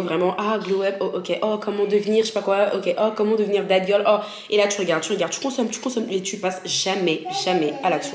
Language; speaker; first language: French; native; French